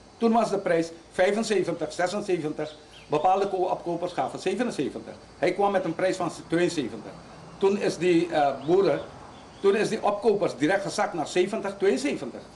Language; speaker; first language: Dutch; native; Dutch